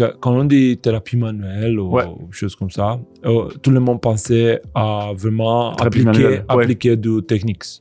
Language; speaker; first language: French; non-native, fluent; Romanian